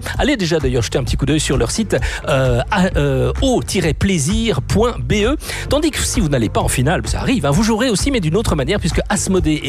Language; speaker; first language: French; native; French